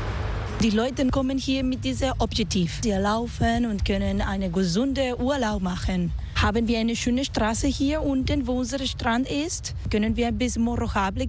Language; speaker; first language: German; non-native, learner; Spanish